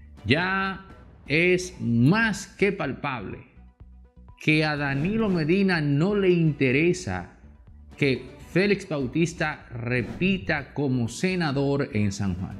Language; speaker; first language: Spanish; native; Spanish